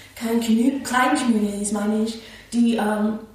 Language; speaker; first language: German; non-native, fluent; English